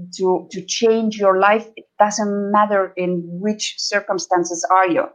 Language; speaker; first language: English; non-native, fluent; Estonian